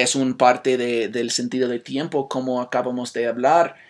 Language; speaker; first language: Spanish; non-native, fluent; English